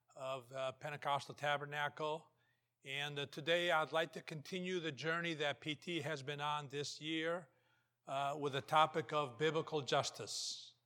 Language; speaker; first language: English; early bilingual, other home language; Portuguese